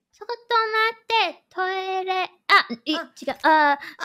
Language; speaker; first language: Japanese; non-native, learner; English